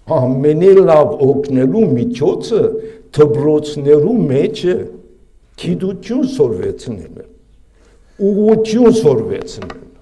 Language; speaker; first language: Armenian; native; Armenian